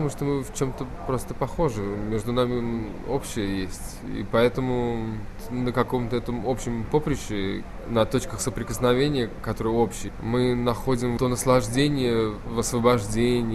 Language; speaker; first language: Russian; native; Russian